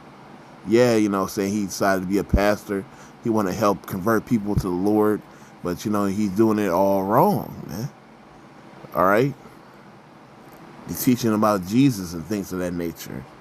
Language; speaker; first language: English; native; English